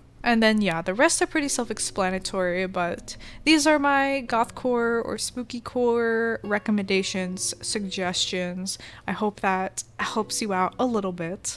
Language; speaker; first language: English; native; English